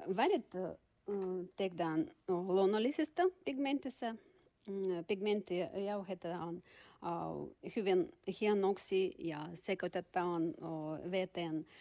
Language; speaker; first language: Finnish; non-native, learner; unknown